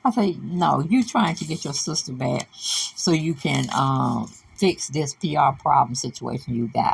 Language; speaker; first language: English; native; English